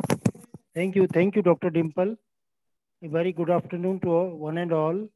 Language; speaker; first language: English; non-native, local second language; Hindi